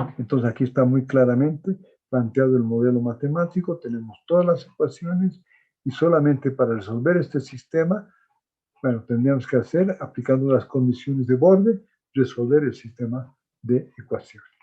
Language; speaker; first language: Spanish; native; Spanish